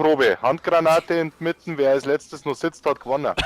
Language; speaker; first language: German; native; German